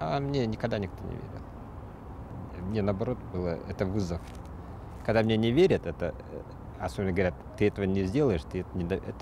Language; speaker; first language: Russian; native; Russian